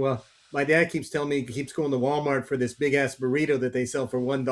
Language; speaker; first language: English; native; English